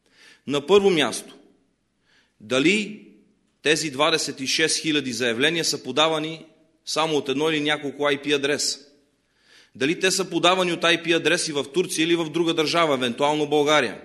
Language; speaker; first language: Bulgarian; native; Bulgarian